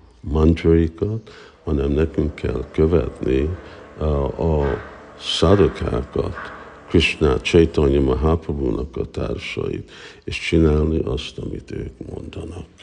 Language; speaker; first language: Hungarian; early bilingual, heritage; Hungarian